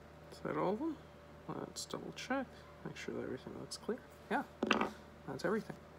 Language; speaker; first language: English; native; English